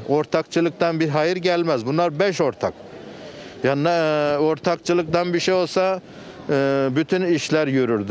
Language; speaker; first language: Turkish; native; Turkish